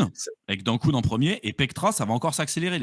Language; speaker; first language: French; native; French